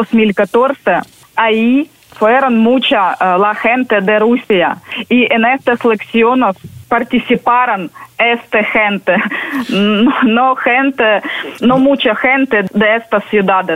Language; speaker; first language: Spanish; non-native, learner; Ukrainian